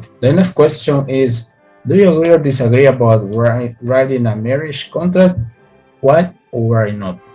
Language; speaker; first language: English; non-native, learner; Spanish